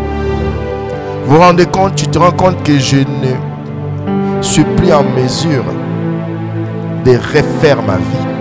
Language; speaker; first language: French; non-native, local second language; Lingala